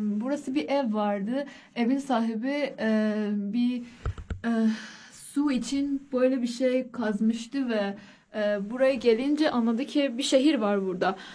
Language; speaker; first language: Turkish; non-native, learner; Persian